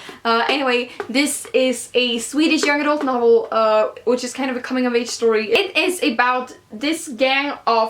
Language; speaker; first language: English; non-native, fluent; Swedish